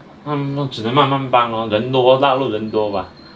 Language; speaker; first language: Chinese; native; Chinese